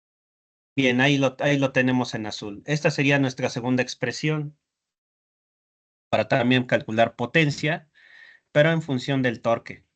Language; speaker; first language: Spanish; native; Spanish